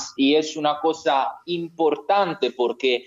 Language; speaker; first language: Spanish; non-native, learner; Italian